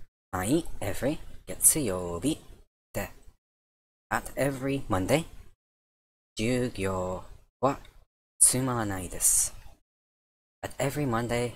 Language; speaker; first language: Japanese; non-native, learner; English